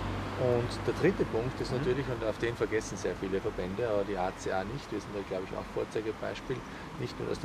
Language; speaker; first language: German; native; German